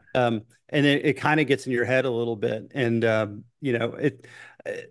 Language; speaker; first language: English; native; English